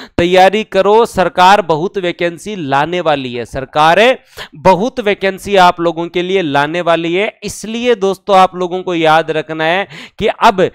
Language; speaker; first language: Hindi; native; Hindi